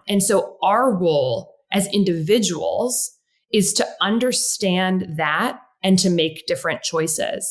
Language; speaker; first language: English; native; English